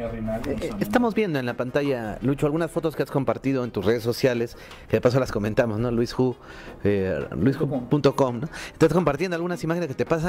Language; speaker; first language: Spanish; native; Spanish